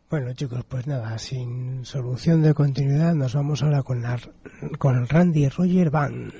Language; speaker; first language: Spanish; native; Spanish